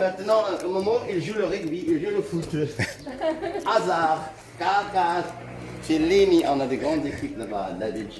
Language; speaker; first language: French; non-native, local second language; Arabic